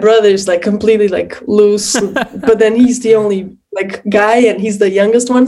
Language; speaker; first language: English; non-native, fluent; Portuguese